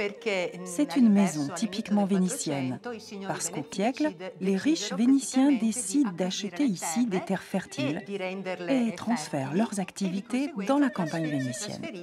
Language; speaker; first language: French; non-native, fluent; Italian